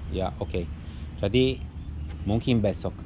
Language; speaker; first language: Indonesian; non-native, learner; Romanian